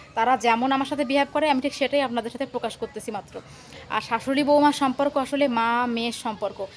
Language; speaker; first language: Bangla; native; Bangla